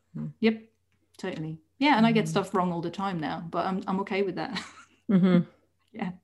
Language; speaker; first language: English; non-native, fluent; Dutch